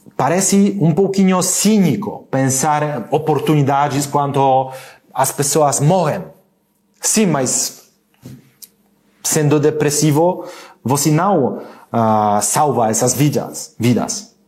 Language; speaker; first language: Portuguese; non-native, learner; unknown